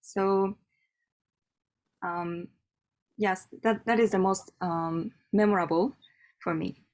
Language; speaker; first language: English; non-native, learner; Japanese